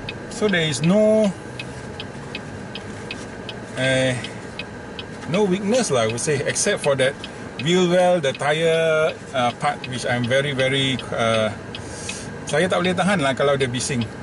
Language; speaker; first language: English; non-native, local second language; Malay